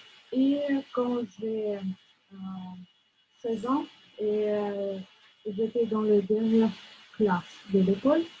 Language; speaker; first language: French; non-native, fluent; Russian